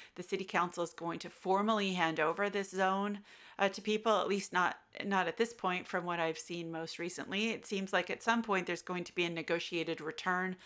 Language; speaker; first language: English; native; English